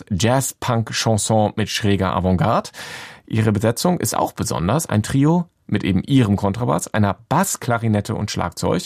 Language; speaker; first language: German; native; German